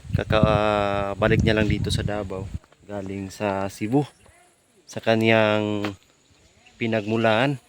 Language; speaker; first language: Filipino; non-native, local second language; Cebuano